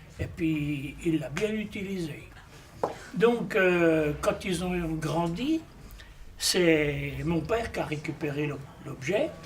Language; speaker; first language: French; native; French